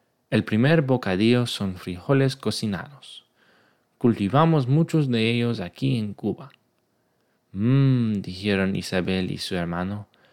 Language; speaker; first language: Spanish; non-native, learner; English